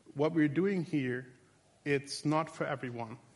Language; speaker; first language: English; non-native, fluent; German